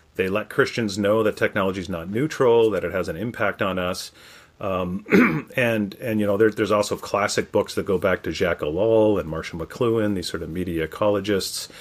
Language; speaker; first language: English; native; English